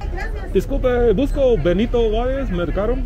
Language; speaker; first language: Spanish; non-native, learner; English